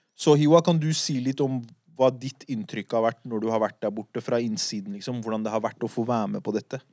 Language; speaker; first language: Norwegian; early bilingual, other home language; Kurdish